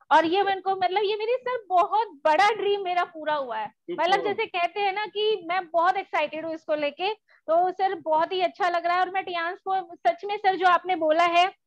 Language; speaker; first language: Hindi; native; Hindi